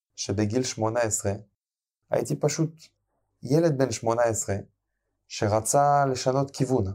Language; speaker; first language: Hebrew; non-native, fluent; French